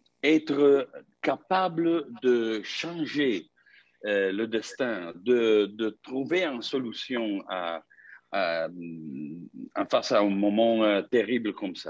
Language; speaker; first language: French; non-native, fluent; Italian